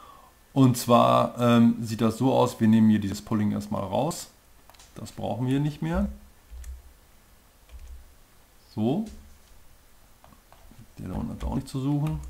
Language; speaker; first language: German; native; German